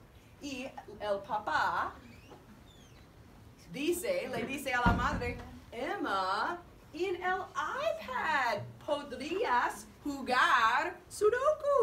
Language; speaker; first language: Spanish; non-native, fluent; English